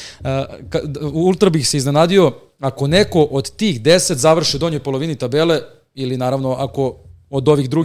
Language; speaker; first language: Serbian; native; Serbian